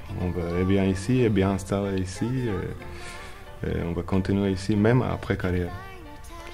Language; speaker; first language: French; non-native, learner; Slovak